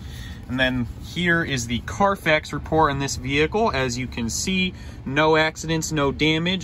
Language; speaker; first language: English; native; English